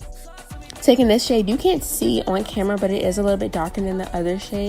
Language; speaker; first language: English; native; English